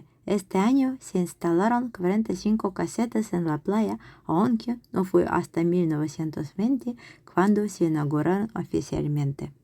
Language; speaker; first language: Spanish; non-native, fluent; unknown